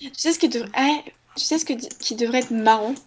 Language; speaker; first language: French; native; French